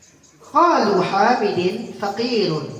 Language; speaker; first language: Arabic; non-native, fluent; Indonesian